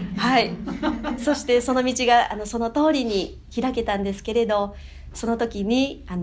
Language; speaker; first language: Japanese; native; Japanese